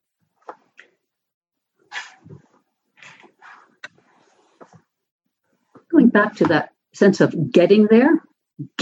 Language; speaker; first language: English; native; English